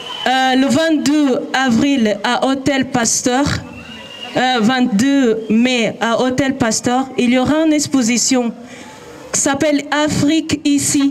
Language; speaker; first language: French; non-native, learner; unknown